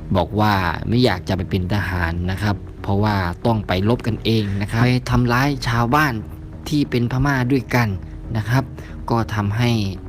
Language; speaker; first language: Thai; native; Thai